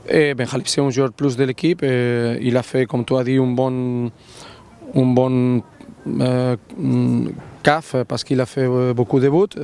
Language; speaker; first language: French; non-native, learner; Spanish